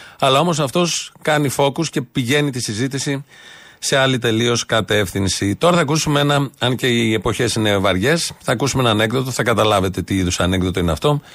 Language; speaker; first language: Greek; native; Greek